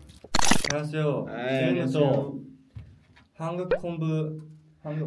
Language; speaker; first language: Korean; non-native, learner; Japanese